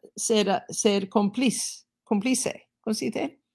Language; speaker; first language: Spanish; non-native, fluent; English